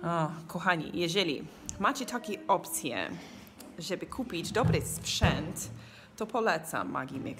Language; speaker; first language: Polish; non-native, learner; English